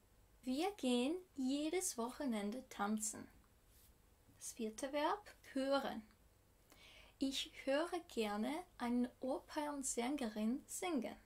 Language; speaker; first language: German; non-native, fluent; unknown